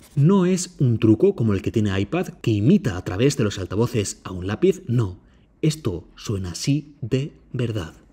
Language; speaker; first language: Spanish; native; Spanish